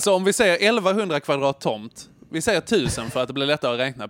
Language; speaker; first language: Swedish; native; Swedish